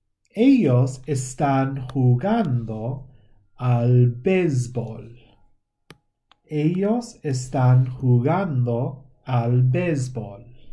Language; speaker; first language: Spanish; non-native, fluent; English